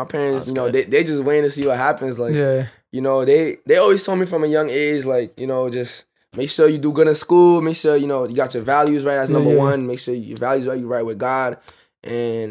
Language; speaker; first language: English; native; English